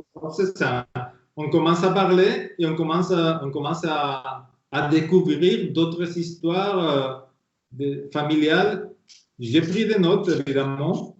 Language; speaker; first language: French; non-native, fluent; Spanish